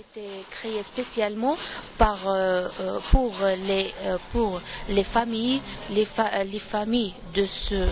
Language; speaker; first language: French; non-native, learner; Arabic